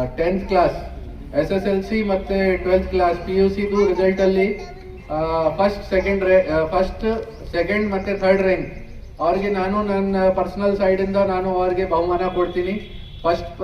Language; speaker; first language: Kannada; non-native, local second language; Hindi